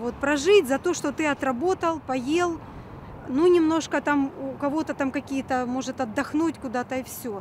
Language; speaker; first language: Russian; native; Russian